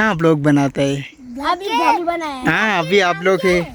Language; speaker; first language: Hindi; non-native, local second language; Malayalam